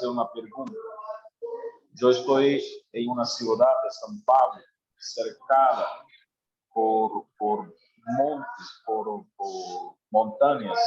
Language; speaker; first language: Spanish; non-native, learner; Portuguese